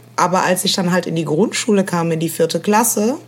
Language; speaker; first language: German; native; German